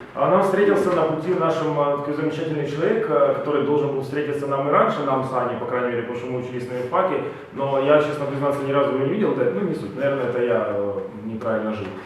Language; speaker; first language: Russian; native; Russian